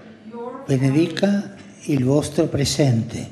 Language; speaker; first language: Italian; non-native, fluent; Spanish